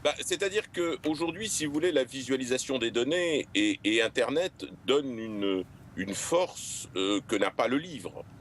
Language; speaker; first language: French; native; French